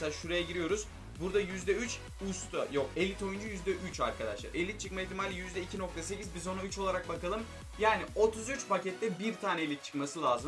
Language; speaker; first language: Turkish; native; Turkish